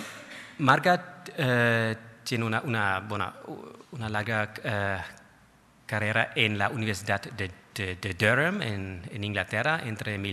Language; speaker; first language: Spanish; non-native, fluent; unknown